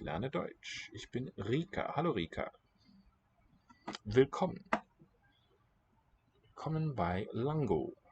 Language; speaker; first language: German; non-native, fluent; English